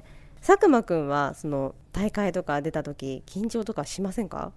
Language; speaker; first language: Japanese; native; Japanese